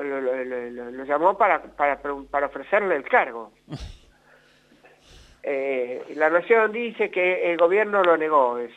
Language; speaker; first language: Spanish; native; Spanish